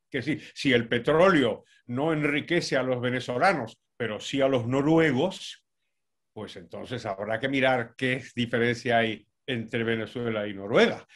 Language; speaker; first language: Spanish; native; Spanish